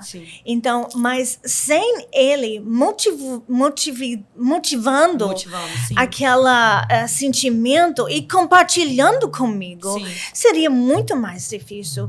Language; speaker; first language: Portuguese; non-native, learner; English